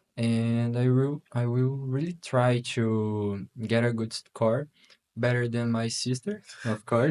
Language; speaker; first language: English; non-native, learner; Portuguese